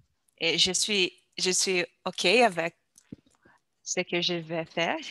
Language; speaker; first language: French; non-native, learner; Portuguese